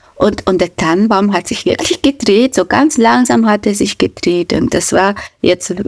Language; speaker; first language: German; non-native, fluent; Russian